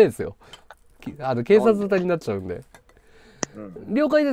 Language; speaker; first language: Japanese; native; Japanese